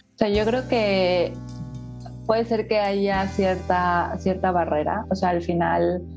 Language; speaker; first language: Spanish; native; Spanish